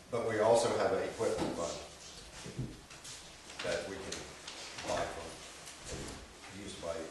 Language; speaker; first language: English; native; English